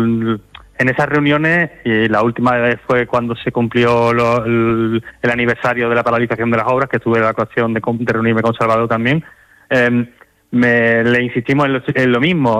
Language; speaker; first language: Spanish; native; Spanish